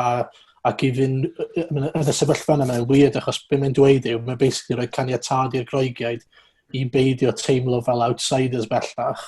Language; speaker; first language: Welsh; native; Welsh